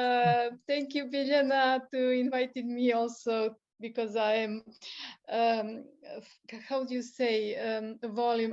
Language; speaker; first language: English; non-native, fluent; Serbian